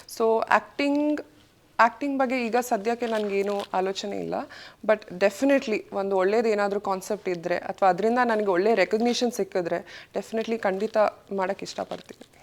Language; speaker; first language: Kannada; native; Kannada